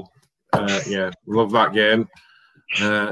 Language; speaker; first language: English; native; English